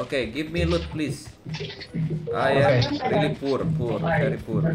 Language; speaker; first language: English; non-native, learner; Indonesian